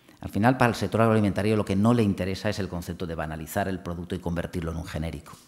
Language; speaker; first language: Spanish; non-native, local second language; Catalan